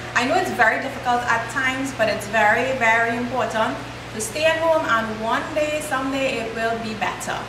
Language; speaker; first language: English; native; English